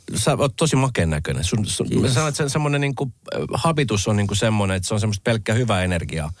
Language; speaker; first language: Finnish; native; Finnish